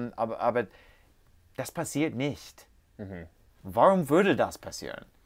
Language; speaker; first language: German; non-native, fluent; English